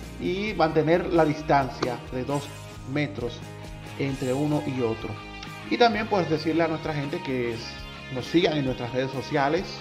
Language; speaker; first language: Spanish; native; Spanish